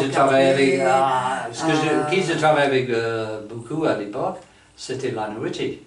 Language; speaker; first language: French; non-native, fluent; English